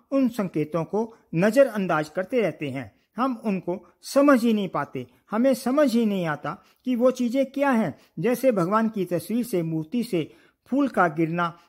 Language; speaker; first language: Hindi; native; Hindi